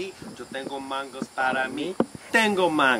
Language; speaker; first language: Spanish; non-native, learner; English